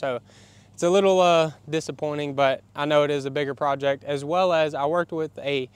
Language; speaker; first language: English; native; English